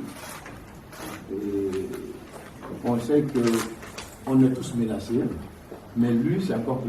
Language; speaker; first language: French; non-native, local second language; Wolof